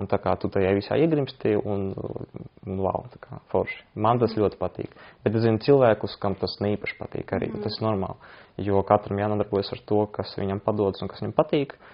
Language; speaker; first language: Latvian; non-native, local second language; Russian